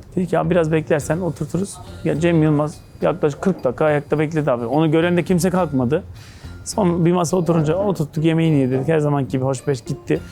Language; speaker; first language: Turkish; native; Turkish